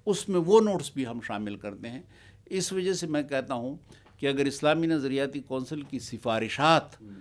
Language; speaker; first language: Urdu; non-native, local second language; Pashto